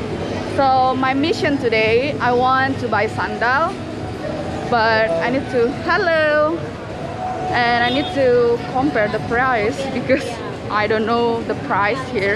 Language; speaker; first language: English; non-native, learner; Indonesian